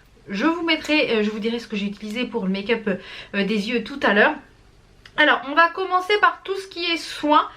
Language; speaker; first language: French; native; French